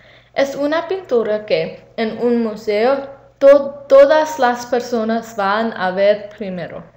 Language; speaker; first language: Spanish; non-native, learner; English